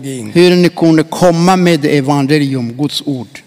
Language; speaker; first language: Swedish; non-native, fluent; Rundi